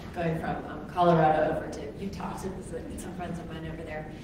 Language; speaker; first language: English; native; English